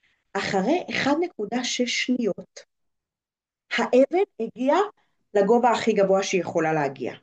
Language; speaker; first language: Hebrew; native; Hebrew